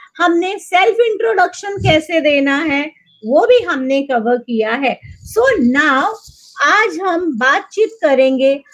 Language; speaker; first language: Hindi; native; Hindi